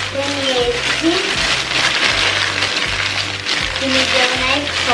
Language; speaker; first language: Portuguese; early bilingual, heritage; Portuguese